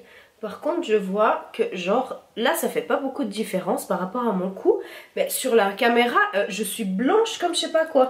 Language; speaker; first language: French; native; French